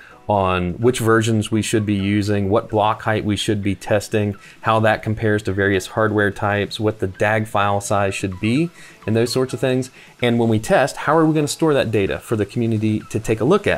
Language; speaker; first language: English; native; English